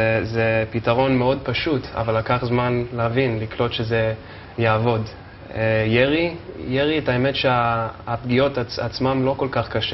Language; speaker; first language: Hebrew; non-native, fluent; English